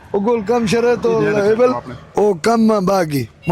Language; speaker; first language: Arabic; non-native, learner; Punjabi